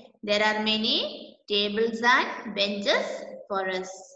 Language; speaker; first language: English; non-native, local second language; Malayalam